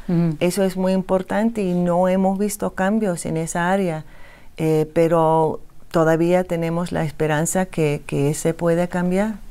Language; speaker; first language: Spanish; non-native, fluent; English